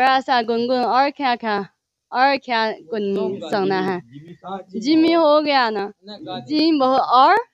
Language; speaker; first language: Hindi; non-native, learner; Chinese